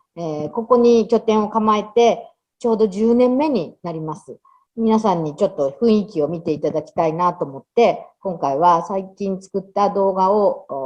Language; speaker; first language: Japanese; native; Japanese